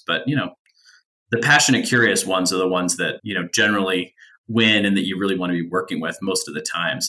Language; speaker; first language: English; native; English